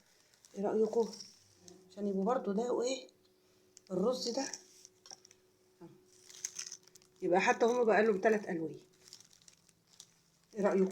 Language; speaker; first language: Arabic; native; Arabic